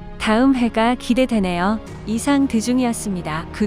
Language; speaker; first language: Korean; native; Korean